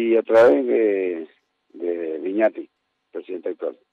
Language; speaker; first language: Spanish; native; Spanish